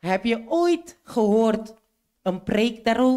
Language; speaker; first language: Dutch; non-native, learner; Papiamento